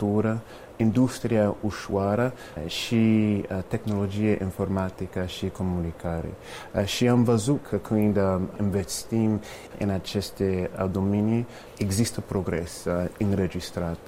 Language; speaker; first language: Romanian; non-native, fluent; English